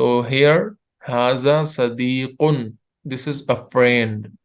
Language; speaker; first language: English; non-native, fluent; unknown